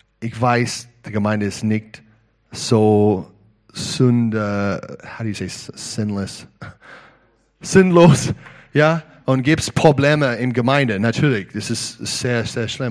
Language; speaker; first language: German; non-native, learner; English